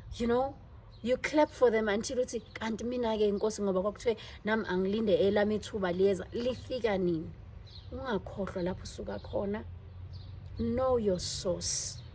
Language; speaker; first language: Zulu; native; Zulu